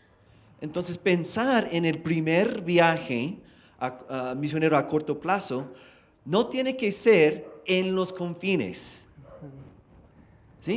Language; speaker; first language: Spanish; non-native, fluent; English